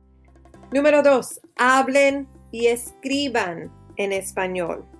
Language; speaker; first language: Spanish; non-native, fluent; English